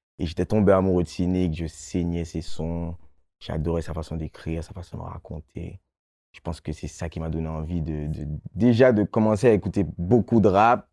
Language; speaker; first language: French; non-native, local second language; Guadeloupean Creole French